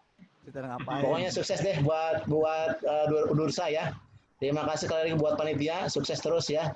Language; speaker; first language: Indonesian; native; Indonesian